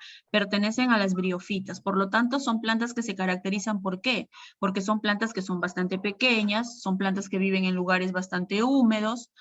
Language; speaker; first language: Spanish; native; Spanish